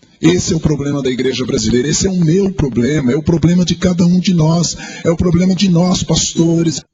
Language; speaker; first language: Portuguese; native; Portuguese